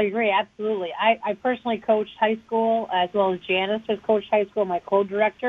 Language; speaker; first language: English; native; English